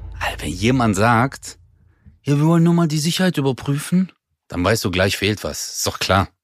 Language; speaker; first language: German; early bilingual, other home language; Turkish